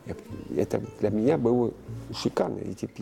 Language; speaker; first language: Russian; early bilingual, heritage; Russian